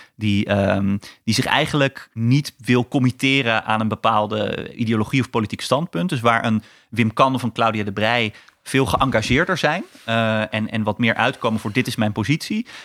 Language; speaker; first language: Dutch; native; Dutch